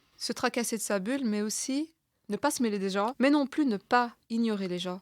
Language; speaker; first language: French; early bilingual, other home language; Turkish